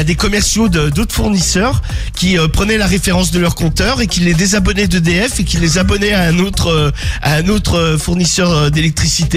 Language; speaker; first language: French; native; French